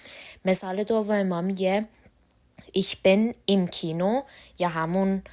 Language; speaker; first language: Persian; native; Persian